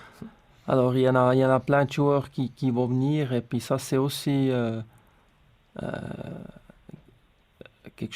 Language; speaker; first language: French; non-native, local second language; Swiss German